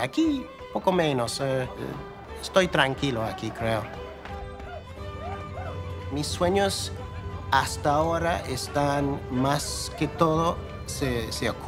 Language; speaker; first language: Spanish; non-native, fluent; English